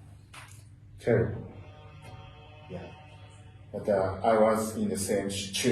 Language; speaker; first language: English; non-native, learner; Japanese